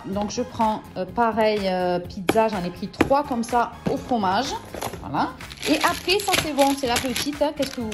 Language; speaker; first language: French; native; French